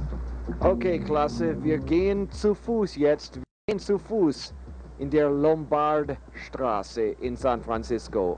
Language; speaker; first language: German; non-native, fluent; English